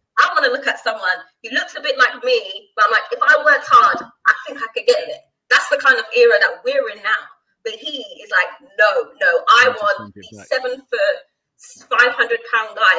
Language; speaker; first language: English; native; English